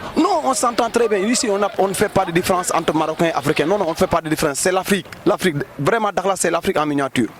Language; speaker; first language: French; non-native, local second language; Wolof